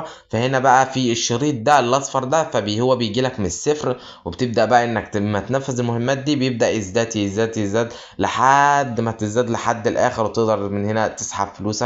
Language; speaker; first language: Arabic; native; Arabic